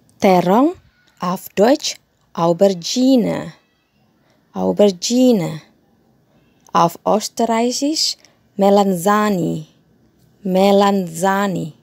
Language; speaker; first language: German; non-native, fluent; Indonesian